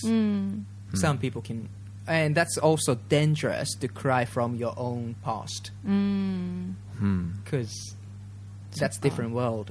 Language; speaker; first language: English; non-native, fluent; Japanese